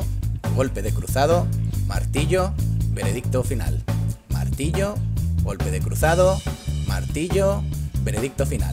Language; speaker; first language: Spanish; native; Spanish